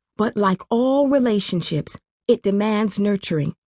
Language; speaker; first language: English; non-native, local second language; Kinyarwanda